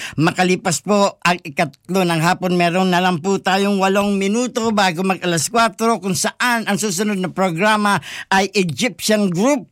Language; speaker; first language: Filipino; native; Filipino